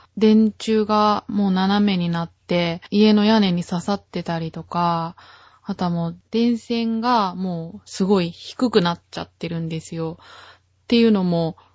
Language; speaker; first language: Japanese; native; Japanese